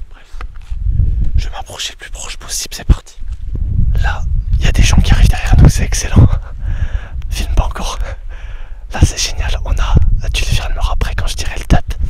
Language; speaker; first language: French; native; French